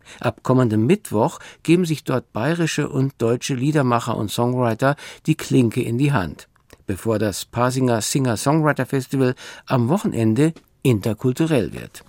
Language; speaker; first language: German; native; German